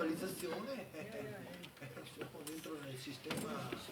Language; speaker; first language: Spanish; non-native, learner; Italian